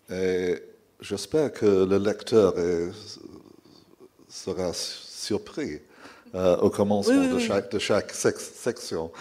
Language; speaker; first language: French; non-native, fluent; English